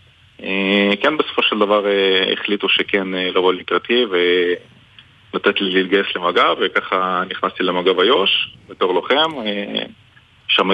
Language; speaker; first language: Hebrew; native; Hebrew